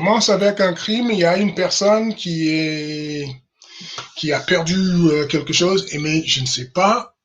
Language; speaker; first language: French; non-native, fluent; English